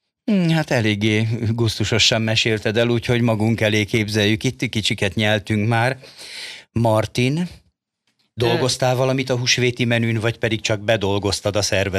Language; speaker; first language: Hungarian; native; Hungarian